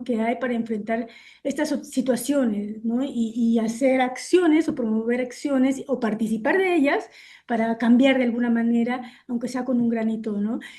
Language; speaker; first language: Spanish; native; Spanish